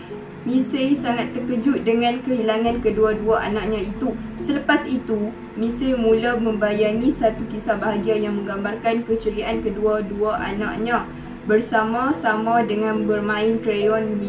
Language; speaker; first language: Malay; native; Malay